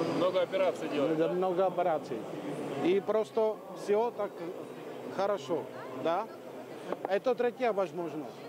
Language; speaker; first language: Russian; non-native, learner; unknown